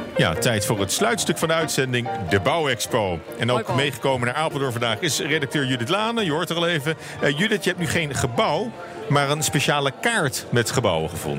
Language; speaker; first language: Dutch; native; Dutch